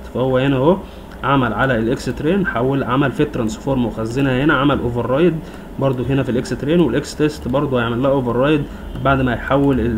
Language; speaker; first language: Arabic; native; Arabic